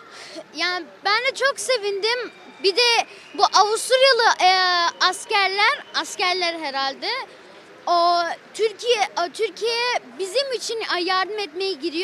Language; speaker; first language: Turkish; early bilingual, heritage; Turkish